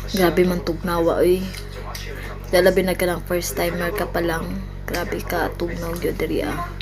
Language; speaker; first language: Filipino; non-native, local second language; Cebuano